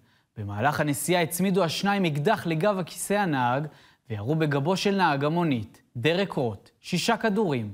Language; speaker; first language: Hebrew; native; Hebrew